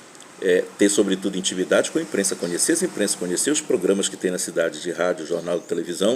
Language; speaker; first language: Portuguese; native; Portuguese